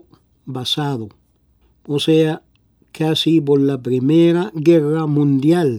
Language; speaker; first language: Spanish; non-native, fluent; Arabic